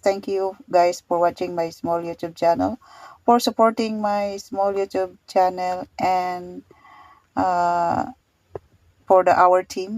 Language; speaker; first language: English; non-native, local second language; Filipino